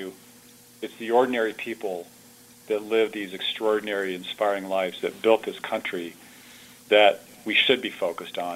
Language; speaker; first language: English; early bilingual, other home language; Italian